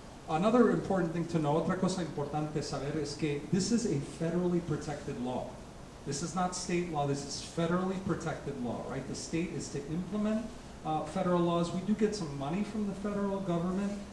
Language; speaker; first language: English; early bilingual, other home language; Spanish